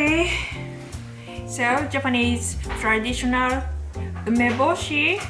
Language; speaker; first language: English; non-native, learner; Japanese